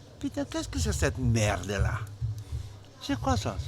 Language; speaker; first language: French; non-native, learner; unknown